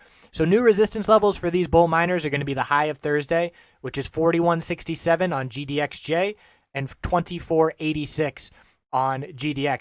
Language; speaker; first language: English; native; English